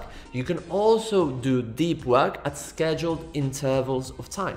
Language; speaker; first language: English; non-native, fluent; Polish